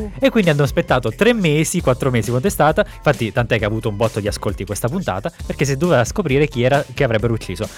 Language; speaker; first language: Italian; native; Italian